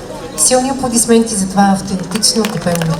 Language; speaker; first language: Bulgarian; native; Bulgarian